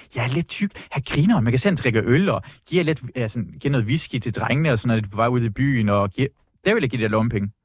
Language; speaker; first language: Danish; early bilingual, other home language; Persian